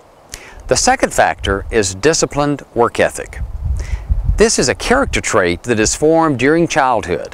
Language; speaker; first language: English; native; English